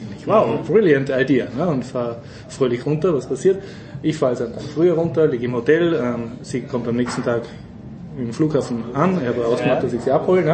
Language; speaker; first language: German; native; German